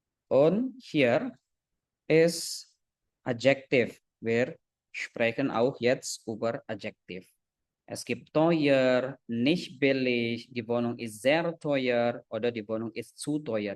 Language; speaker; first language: German; non-native, fluent; Indonesian